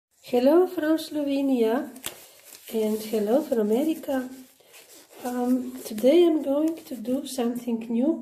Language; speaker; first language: English; non-native, learner; Slovenian